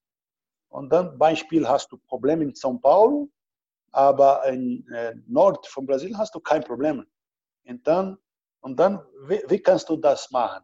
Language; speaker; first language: German; non-native, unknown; Portuguese